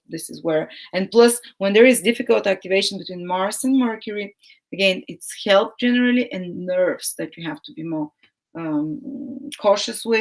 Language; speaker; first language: English; non-native, fluent; Bulgarian